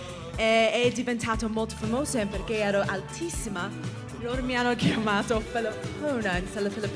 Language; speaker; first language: Italian; non-native, fluent; English